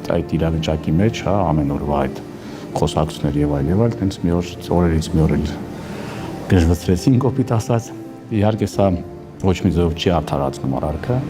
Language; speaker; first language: Armenian; native; Armenian